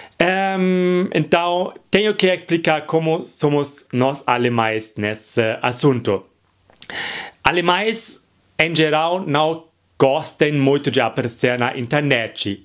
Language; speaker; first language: Portuguese; non-native, fluent; German